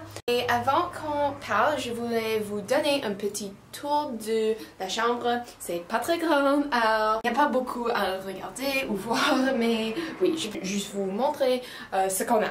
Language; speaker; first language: French; non-native, learner; English